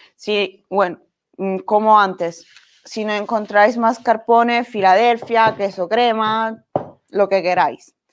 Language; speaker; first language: Spanish; non-native, fluent; Italian